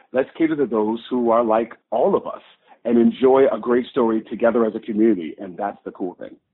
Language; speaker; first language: English; native; English